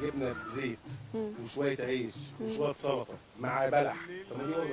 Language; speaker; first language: Arabic; native; Arabic